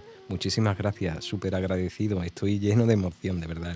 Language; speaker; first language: Spanish; native; Spanish